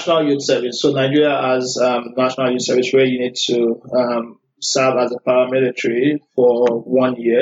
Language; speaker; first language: English; non-native, local second language; Yoruba